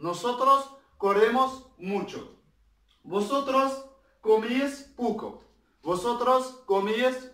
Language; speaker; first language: Spanish; non-native, fluent; Arabic